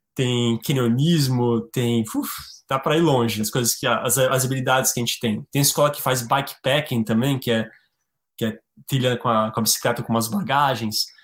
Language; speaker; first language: Portuguese; native; Portuguese